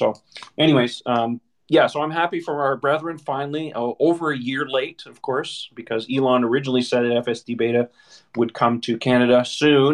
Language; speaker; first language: English; native; English